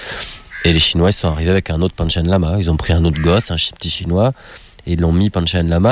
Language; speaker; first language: French; native; French